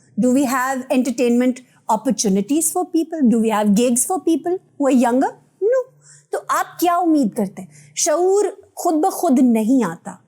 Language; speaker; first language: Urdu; native; Urdu